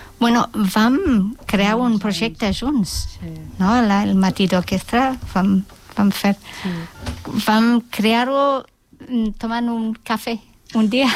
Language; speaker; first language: Catalan; non-native, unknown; English